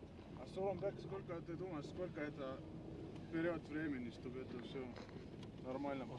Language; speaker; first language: Russian; non-native, learner; Estonian